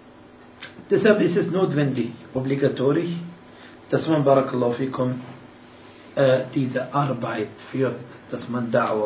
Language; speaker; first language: German; non-native, fluent; Arabic